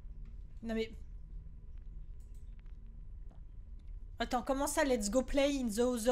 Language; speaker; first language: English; non-native, learner; French